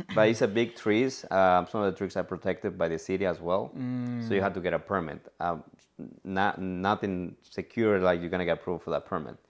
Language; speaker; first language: English; non-native, fluent; Spanish